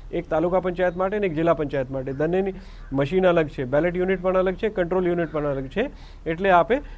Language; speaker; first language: Gujarati; non-native, local second language; Hindi